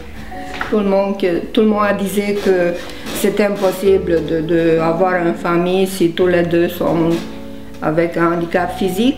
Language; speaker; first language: French; non-native, fluent; Romanian